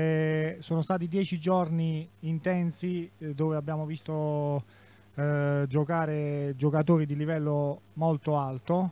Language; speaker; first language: Italian; native; Italian